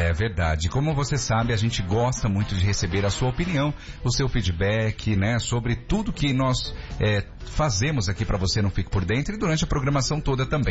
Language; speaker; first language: Portuguese; native; Portuguese